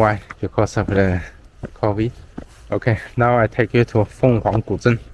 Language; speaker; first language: English; non-native, learner; Chinese